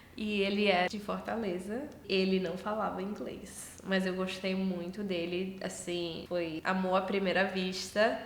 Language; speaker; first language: Portuguese; early bilingual, heritage; Portuguese